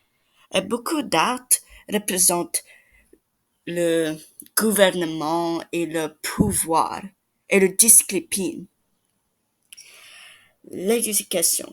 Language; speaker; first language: French; non-native, learner; English